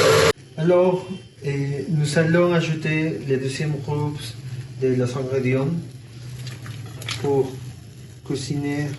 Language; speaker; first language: French; non-native, learner; Spanish